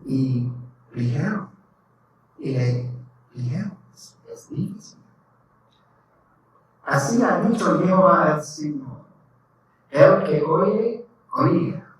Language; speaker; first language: Spanish; non-native, learner; English